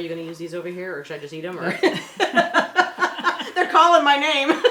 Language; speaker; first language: English; native; English